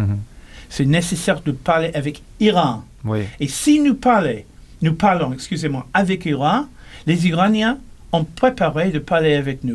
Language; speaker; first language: French; non-native, learner; English